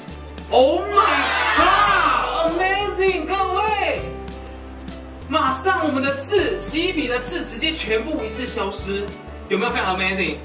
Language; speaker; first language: Chinese; native; Chinese